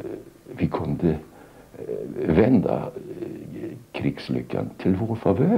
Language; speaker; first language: Swedish; non-native, fluent; German